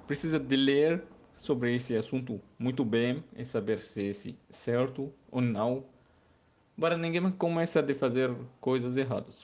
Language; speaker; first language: Portuguese; non-native, learner; Arabic